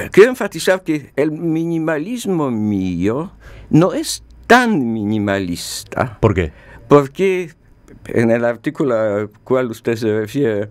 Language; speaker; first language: Spanish; non-native, fluent; Polish